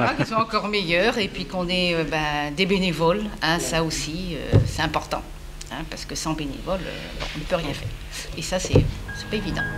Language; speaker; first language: French; native; French